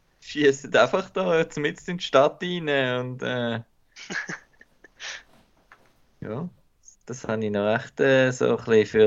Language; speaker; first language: German; native; German